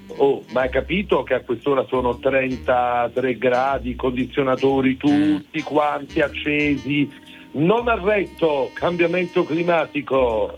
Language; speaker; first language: Italian; native; Italian